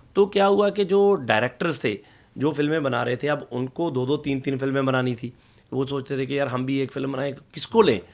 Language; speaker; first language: Hindi; non-native, local second language; Punjabi